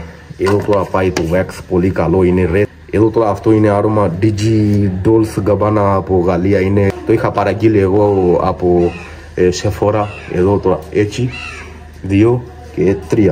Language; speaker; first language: Greek; early bilingual, other home language; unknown